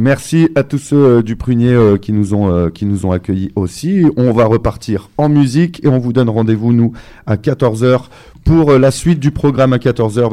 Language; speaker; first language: French; native; French